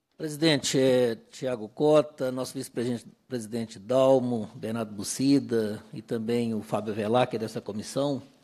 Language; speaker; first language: Portuguese; native; Portuguese